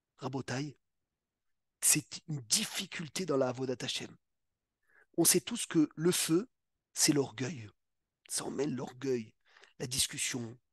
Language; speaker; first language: French; native; French